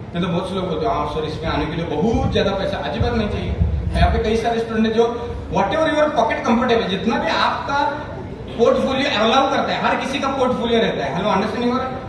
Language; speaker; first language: Hindi; non-native, local second language; Marathi